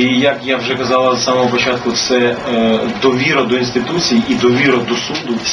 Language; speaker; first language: Ukrainian; native; Ukrainian